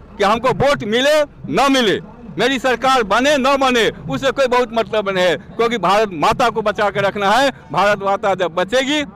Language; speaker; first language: Hindi; native; Hindi